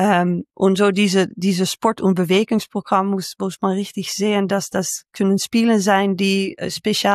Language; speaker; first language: German; non-native, fluent; Dutch